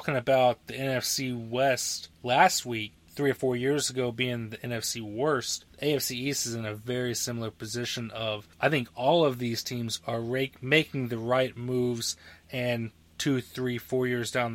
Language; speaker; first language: English; native; English